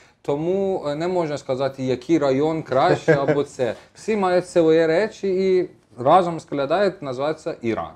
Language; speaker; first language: Ukrainian; non-native, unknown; Persian